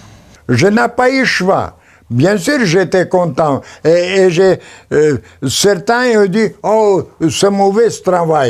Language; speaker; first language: French; non-native, learner; Polish